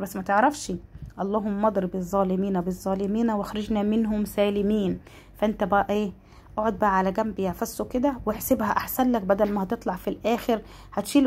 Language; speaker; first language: Arabic; native; Arabic